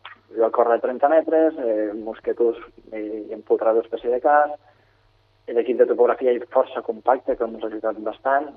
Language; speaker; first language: Catalan; native; Catalan